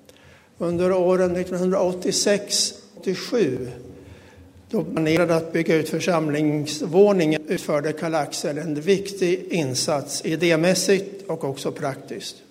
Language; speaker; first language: Swedish; native; Swedish